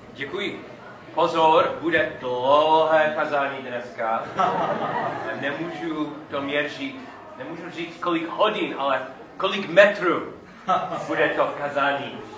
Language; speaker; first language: Czech; non-native, fluent; English